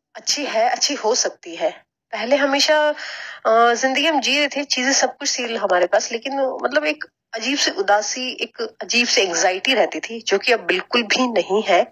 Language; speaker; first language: Hindi; native; Hindi